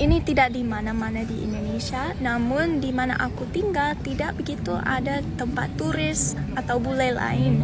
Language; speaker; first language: Indonesian; non-native, fluent; English